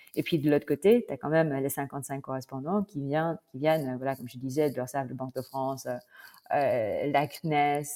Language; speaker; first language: French; non-native, fluent; Filipino